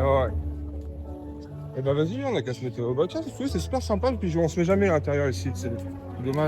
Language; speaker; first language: French; native; French